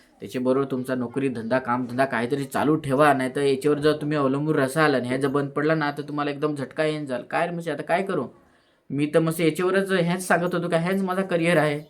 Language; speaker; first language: Marathi; native; Marathi